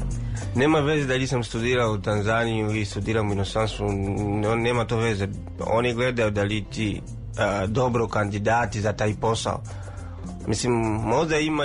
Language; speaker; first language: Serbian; non-native, learner; Swahili